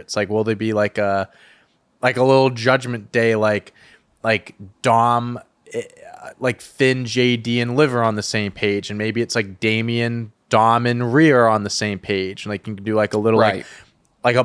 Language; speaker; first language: English; native; English